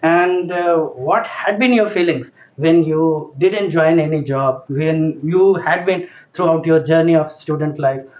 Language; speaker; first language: English; non-native, local second language; Hindi